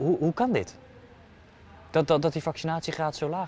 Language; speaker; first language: Dutch; native; Dutch